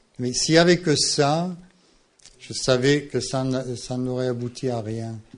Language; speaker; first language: French; non-native, fluent; English